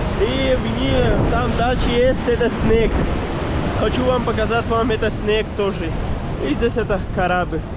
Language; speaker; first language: Russian; non-native, learner; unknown